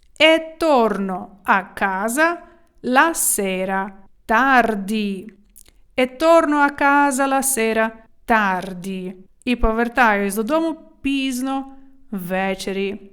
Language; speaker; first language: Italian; non-native, fluent; Ukrainian